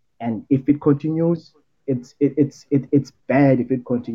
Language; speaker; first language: English; non-native, local second language; Xhosa